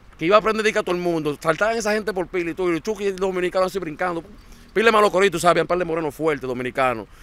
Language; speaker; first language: Spanish; native; Spanish